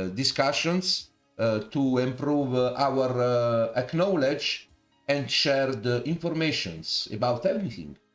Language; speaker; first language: English; non-native, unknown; Italian